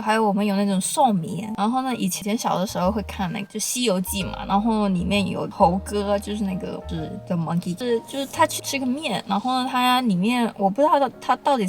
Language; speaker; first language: Chinese; early bilingual, heritage; Chinese